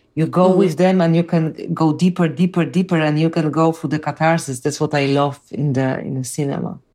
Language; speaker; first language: English; non-native, fluent; Polish